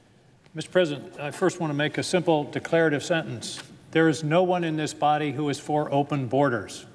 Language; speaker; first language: English; native; English